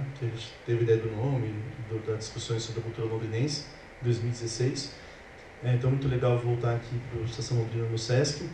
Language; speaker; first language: Portuguese; native; Portuguese